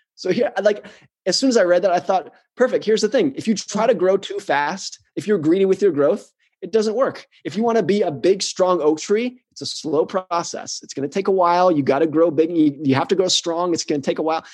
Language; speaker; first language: English; native; English